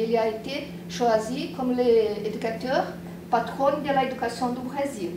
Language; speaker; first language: French; non-native, learner; Portuguese